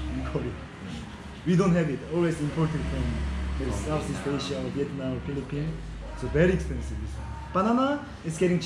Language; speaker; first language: English; non-native, learner; Korean